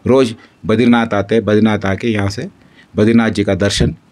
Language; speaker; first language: Hindi; non-native, local second language; Kannada